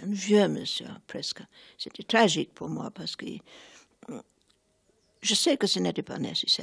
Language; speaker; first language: French; non-native, fluent; English